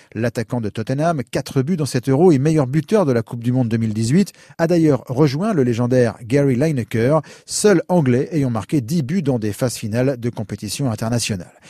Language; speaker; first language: French; native; French